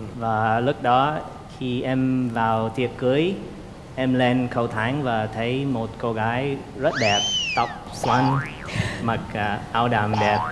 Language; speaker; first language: Vietnamese; non-native, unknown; English